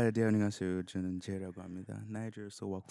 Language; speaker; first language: Korean; non-native, fluent; English